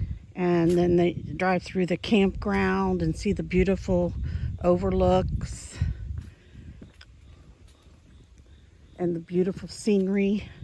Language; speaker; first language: English; native; English